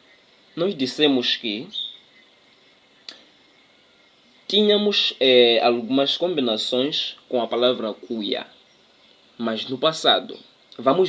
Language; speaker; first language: Portuguese; non-native, local second language; Tsonga